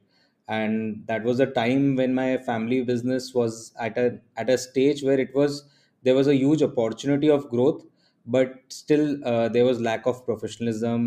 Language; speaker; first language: English; non-native, local second language; Hindi